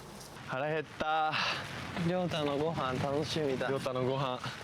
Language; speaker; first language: Japanese; native; Japanese